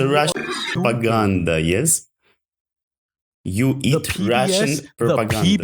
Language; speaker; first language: English; non-native, learner; Ukrainian